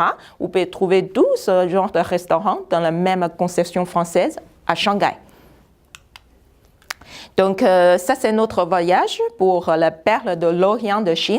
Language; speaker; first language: French; non-native, fluent; Chinese